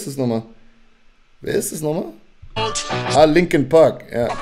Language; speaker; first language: German; native; German